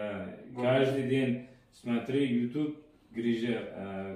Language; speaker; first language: Russian; non-native, learner; Uzbek